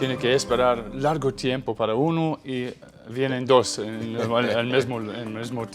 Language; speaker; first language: Spanish; non-native, fluent; English